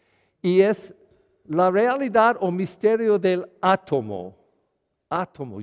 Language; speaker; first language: Spanish; non-native, learner; English